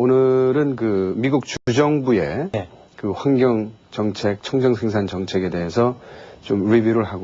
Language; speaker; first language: Korean; native; Korean